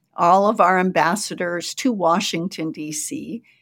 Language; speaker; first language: English; native; English